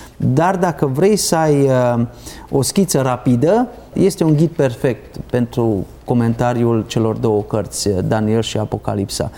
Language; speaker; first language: Romanian; non-native, local second language; Hungarian